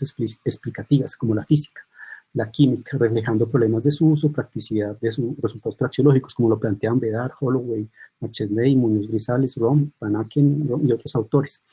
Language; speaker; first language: Spanish; native; Spanish